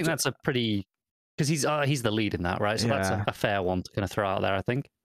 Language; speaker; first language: English; native; English